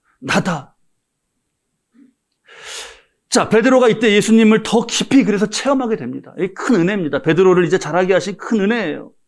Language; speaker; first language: Korean; native; Korean